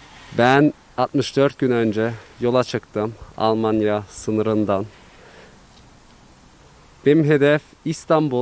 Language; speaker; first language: Turkish; early bilingual, heritage; Turkish